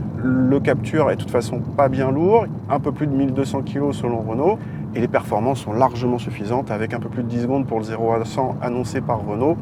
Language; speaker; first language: French; native; French